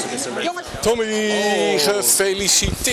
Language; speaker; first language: Dutch; native; Dutch